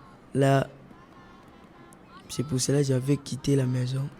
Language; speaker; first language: French; non-native, local second language; Lingala